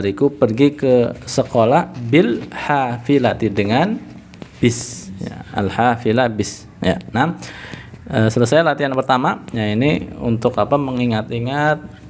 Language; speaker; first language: Indonesian; native; Indonesian